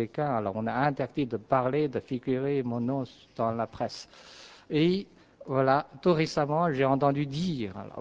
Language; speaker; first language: French; non-native, fluent; Chinese